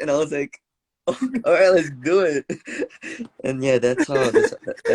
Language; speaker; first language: English; early bilingual, other home language; Korean